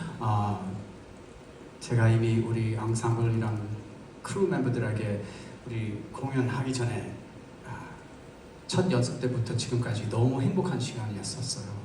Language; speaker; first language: Korean; non-native, fluent; English